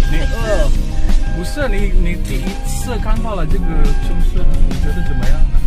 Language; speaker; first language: Chinese; non-native, learner; Indonesian